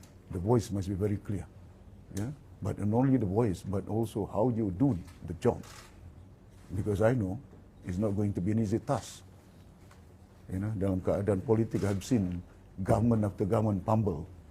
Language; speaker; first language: English; non-native, local second language; Malay